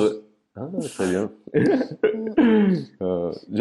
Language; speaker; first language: French; non-native, fluent; Portuguese